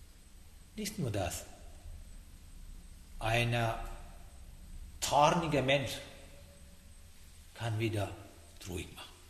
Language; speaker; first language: German; non-native, fluent; Sinhala